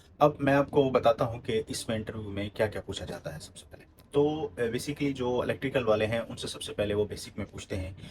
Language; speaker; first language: Urdu; non-native, local second language; Punjabi